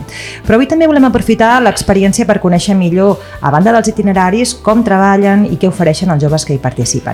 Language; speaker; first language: Catalan; native; Catalan